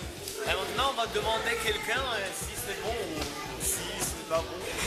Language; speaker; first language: French; non-native, fluent; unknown